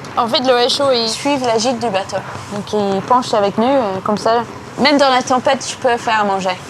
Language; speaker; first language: French; non-native, fluent; English